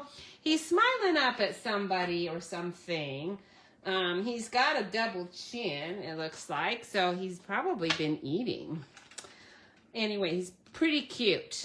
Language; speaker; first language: English; native; English